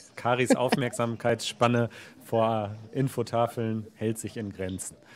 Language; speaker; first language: German; native; German